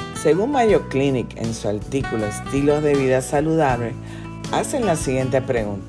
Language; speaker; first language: Spanish; native; Spanish